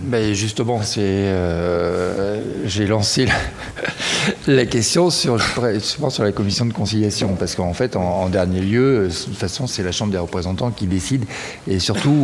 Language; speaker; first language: French; native; French